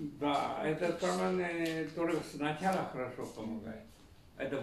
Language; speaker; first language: Russian; non-native, learner; Chinese